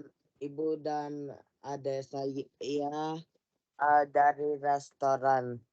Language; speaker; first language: Indonesian; non-native, learner; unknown